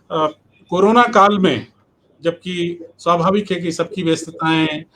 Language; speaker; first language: Hindi; native; Hindi